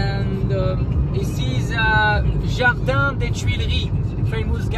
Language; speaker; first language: English; non-native, learner; French